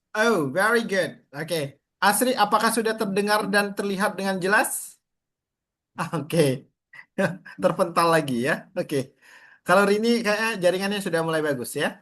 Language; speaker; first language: Indonesian; native; Indonesian